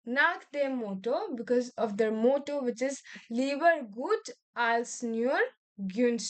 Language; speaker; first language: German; non-native, learner; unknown